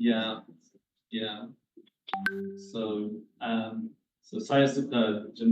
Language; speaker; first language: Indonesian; non-native, learner; English